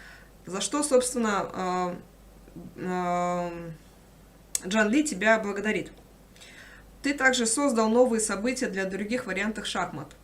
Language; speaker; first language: Russian; native; Russian